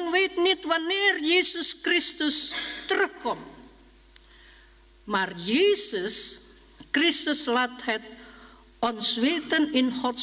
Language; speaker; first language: Dutch; non-native, learner; Indonesian